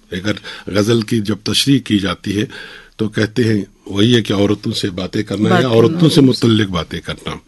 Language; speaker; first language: Urdu; non-native, local second language; Kashmiri